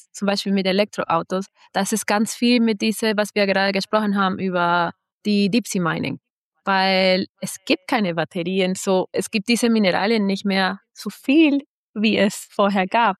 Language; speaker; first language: German; non-native, fluent; Spanish